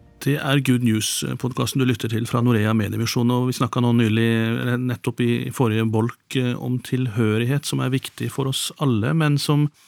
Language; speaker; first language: Norwegian; native; Norwegian